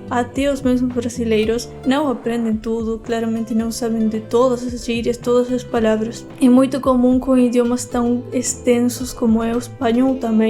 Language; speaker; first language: Portuguese; non-native, fluent; Spanish